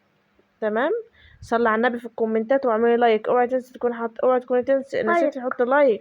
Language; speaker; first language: Arabic; native; Arabic